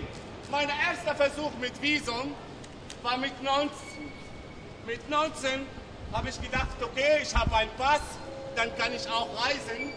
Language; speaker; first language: German; non-native, learner; Arabic